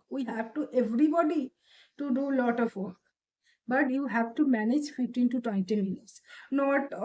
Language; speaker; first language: English; non-native, learner; Bangla